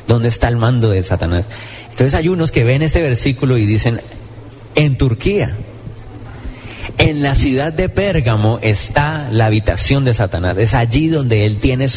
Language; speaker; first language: Spanish; native; Spanish